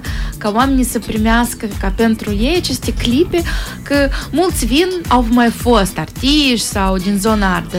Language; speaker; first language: Romanian; non-native, local second language; Russian